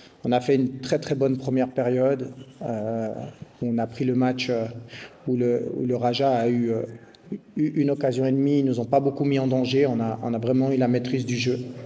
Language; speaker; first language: French; native; French